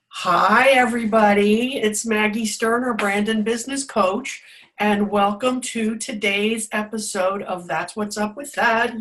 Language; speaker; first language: English; native; English